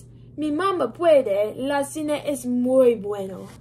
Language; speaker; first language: Spanish; non-native, learner; English